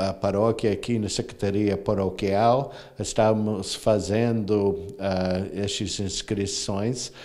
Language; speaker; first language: Portuguese; non-native, fluent; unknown